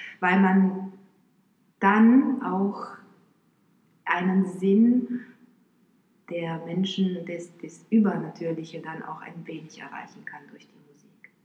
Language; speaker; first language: German; non-native, fluent; Romanian